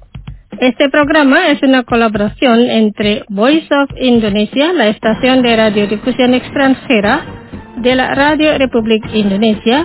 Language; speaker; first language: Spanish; non-native, fluent; Indonesian